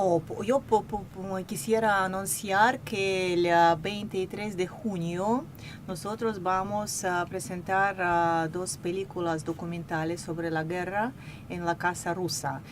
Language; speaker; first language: Spanish; non-native, fluent; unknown